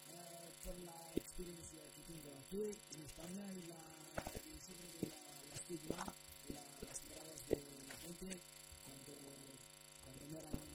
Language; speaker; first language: Spanish; non-native, learner; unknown